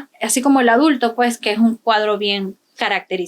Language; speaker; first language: Spanish; native; Spanish